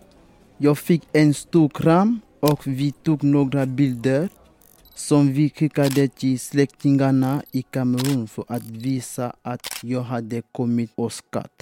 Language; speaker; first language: Swedish; non-native, fluent; French